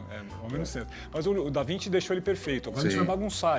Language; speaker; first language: Portuguese; native; Portuguese